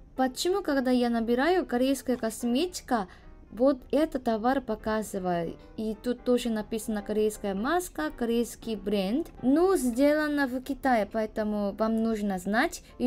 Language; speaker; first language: Russian; non-native, learner; Korean